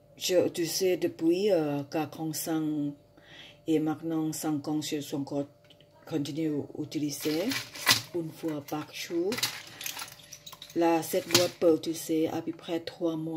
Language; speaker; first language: French; non-native, learner; Thai